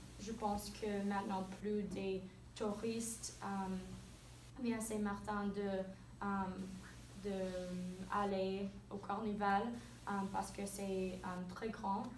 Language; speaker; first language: French; non-native, learner; English